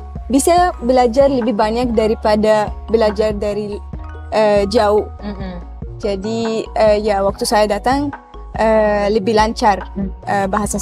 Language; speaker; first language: Indonesian; non-native, learner; Arabic